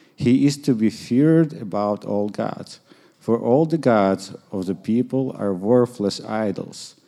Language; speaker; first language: English; non-native, fluent; Ukrainian